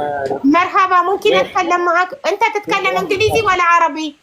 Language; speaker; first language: Arabic; non-native, learner; Amharic